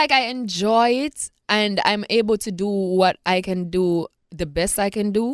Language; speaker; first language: English; non-native, local second language; Jamaican Creole English